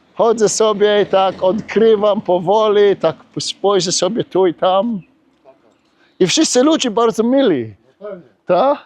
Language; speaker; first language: Polish; early bilingual, heritage; Polish